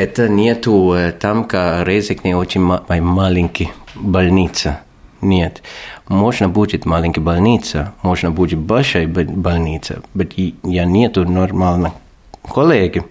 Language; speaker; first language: Russian; non-native, learner; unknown